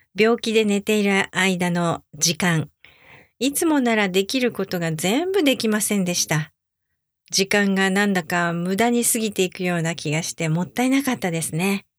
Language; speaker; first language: Japanese; native; Japanese